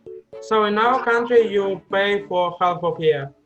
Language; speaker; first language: English; non-native, fluent; Russian